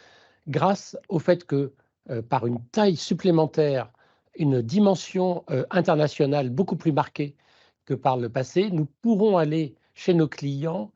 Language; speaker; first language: French; native; French